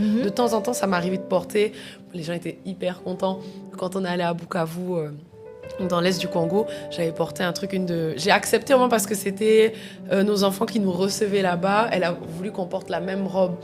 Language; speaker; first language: French; native; French